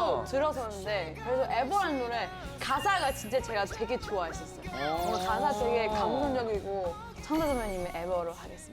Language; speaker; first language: Korean; non-native, fluent; Chinese